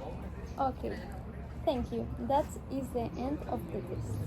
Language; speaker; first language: English; non-native, learner; Spanish